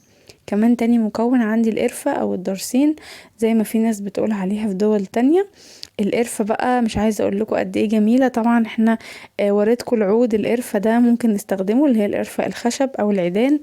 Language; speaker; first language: Arabic; native; Arabic